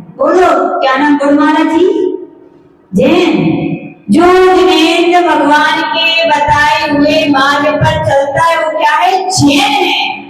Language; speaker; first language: Hindi; native; Hindi